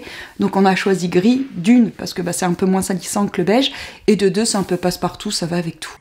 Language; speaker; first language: French; native; French